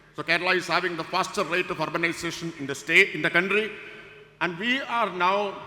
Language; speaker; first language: English; non-native, local second language; Malayalam